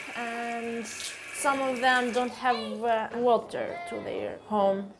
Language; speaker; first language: English; non-native, learner; Albanian